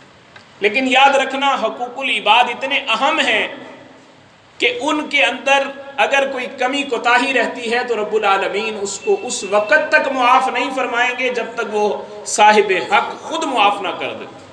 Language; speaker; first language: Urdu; non-native, local second language; Punjabi